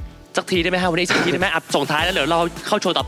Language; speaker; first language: Thai; native; Thai